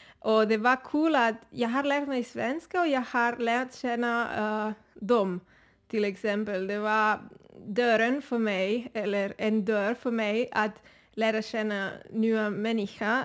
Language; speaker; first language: Swedish; non-native, learner; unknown